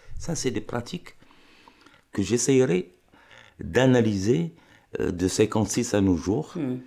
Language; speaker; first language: French; non-native, local second language; Arabic